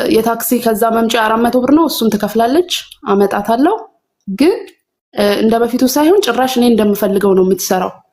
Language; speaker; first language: Amharic; native; Amharic